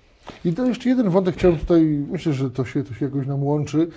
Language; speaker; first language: Polish; native; Polish